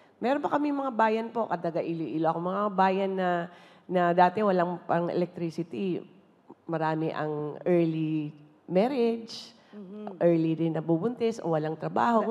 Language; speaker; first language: Filipino; non-native, local second language; Hiligaynon